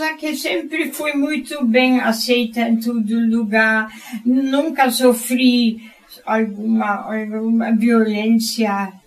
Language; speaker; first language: Portuguese; non-native, fluent; German